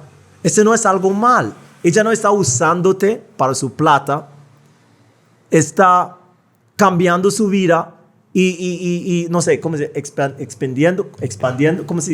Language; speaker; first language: Spanish; non-native, fluent; English